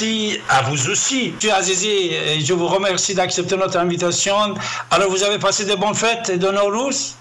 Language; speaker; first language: French; non-native, fluent; Persian